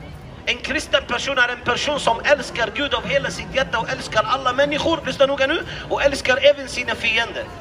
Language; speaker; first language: Swedish; non-native, fluent; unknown